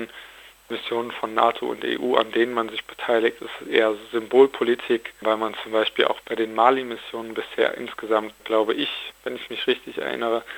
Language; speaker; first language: German; native; German